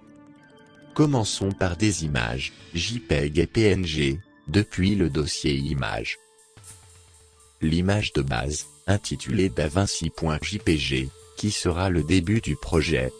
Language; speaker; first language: French; native; French